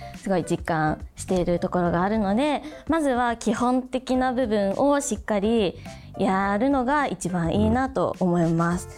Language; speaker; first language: Japanese; native; Japanese